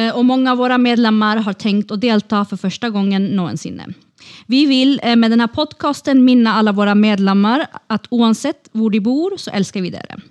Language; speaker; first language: Norwegian; non-native, fluent; Kurdish